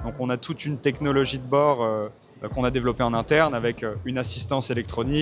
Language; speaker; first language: French; native; French